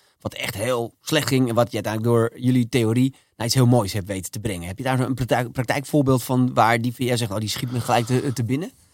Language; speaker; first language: Dutch; native; Dutch